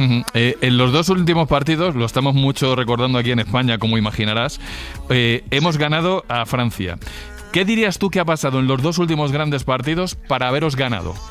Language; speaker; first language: Spanish; native; Spanish